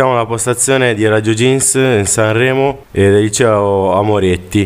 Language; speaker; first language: Italian; native; Italian